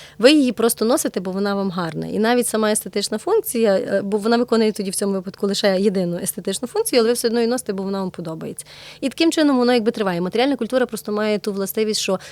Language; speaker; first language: Ukrainian; native; Ukrainian